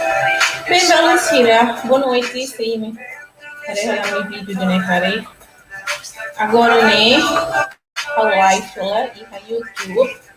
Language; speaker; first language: Portuguese; non-native, local second language; Tetum